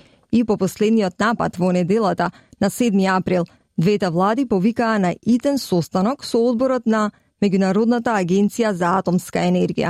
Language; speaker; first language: Macedonian; native; Macedonian